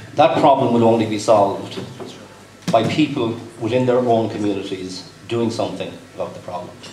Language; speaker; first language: English; native; English